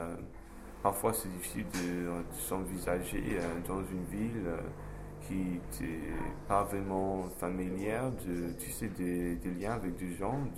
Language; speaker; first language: French; non-native, fluent; English